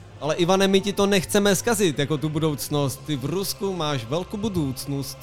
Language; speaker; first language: Czech; native; Czech